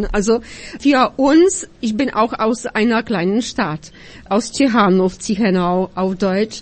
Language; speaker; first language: German; non-native, fluent; Polish